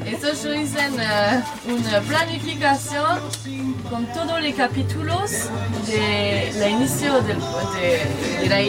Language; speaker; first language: Spanish; non-native, learner; French